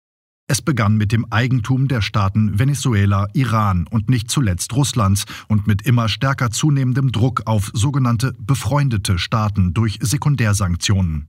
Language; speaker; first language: German; native; German